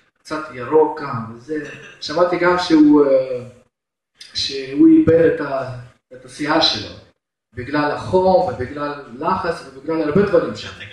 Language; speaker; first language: Hebrew; non-native, fluent; Russian